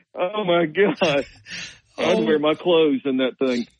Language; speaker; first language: English; native; English